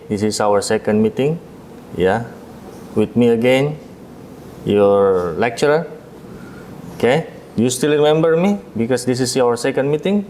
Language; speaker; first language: English; non-native, fluent; Indonesian